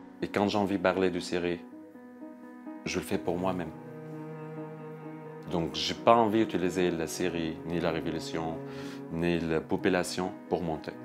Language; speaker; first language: French; non-native, learner; Arabic